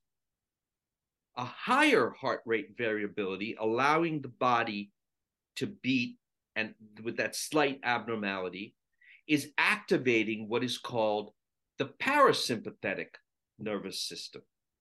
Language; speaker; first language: English; non-native, local second language; Sinhala